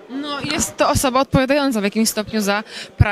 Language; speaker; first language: Polish; native; Polish